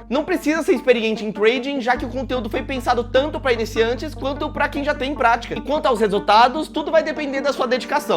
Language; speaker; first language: Portuguese; native; Portuguese